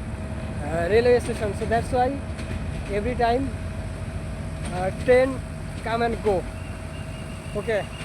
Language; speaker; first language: English; non-native, learner; Bangla